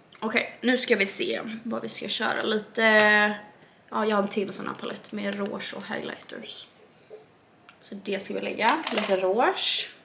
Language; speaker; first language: Swedish; native; Swedish